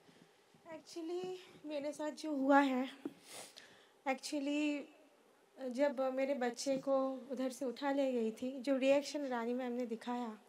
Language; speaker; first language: Hindi; non-native, local second language; Bangla